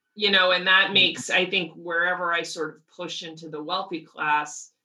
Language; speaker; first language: English; native; English